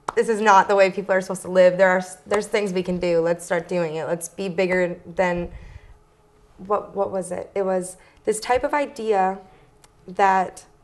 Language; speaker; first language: English; native; English